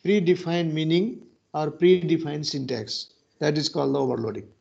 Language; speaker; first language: English; non-native, local second language; Nepali